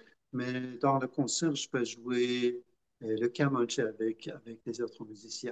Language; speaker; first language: French; non-native, fluent; Persian